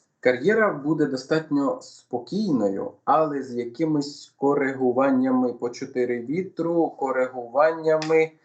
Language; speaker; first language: Ukrainian; non-native, local second language; Russian